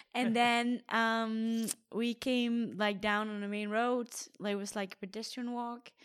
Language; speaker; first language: English; non-native, fluent; Danish